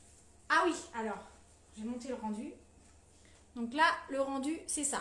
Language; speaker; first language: French; native; French